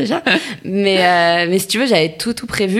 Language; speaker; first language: French; native; French